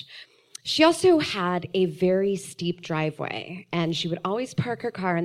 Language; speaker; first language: English; native; English